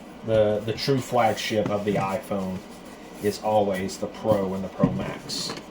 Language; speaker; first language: English; native; English